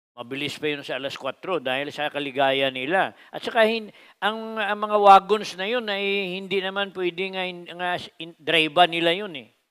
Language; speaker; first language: Filipino; non-native, local second language; Cebuano